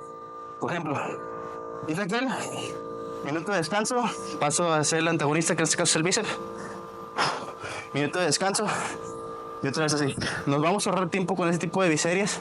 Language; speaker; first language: Spanish; native; Spanish